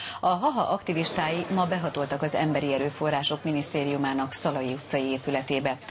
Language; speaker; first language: Hungarian; native; Hungarian